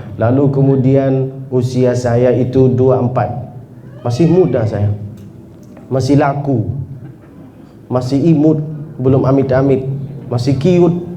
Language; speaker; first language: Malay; non-native, fluent; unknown